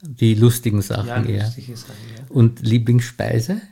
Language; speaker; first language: German; native; German